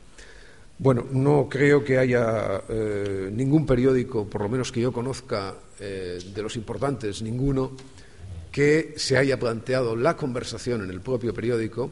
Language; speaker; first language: Spanish; native; Spanish